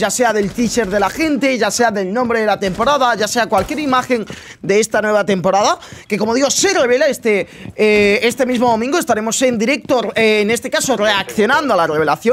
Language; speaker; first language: Spanish; native; Spanish